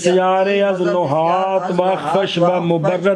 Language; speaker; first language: Persian; non-native, learner; Punjabi